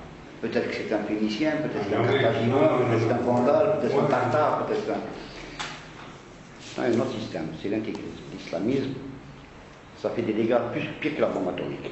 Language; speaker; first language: French; non-native, local second language; Arabic